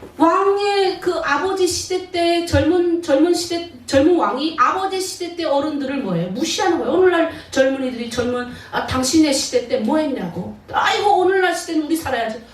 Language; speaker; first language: Korean; native; Korean